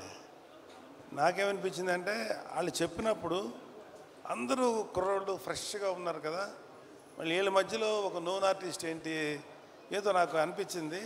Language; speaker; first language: Telugu; native; Telugu